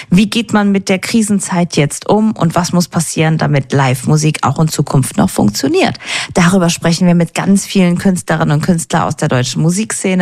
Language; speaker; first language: German; native; German